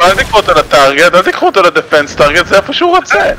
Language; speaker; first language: Hebrew; native; Hebrew